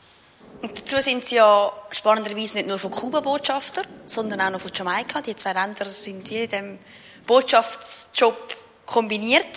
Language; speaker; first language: German; native; German